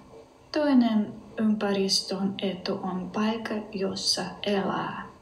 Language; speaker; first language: Finnish; non-native, learner; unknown